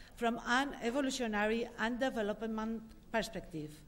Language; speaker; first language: English; non-native, fluent; Spanish